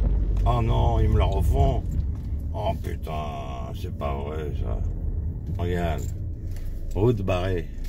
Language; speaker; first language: French; native; French